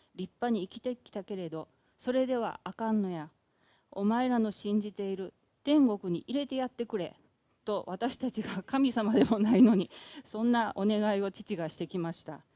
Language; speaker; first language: Japanese; native; Japanese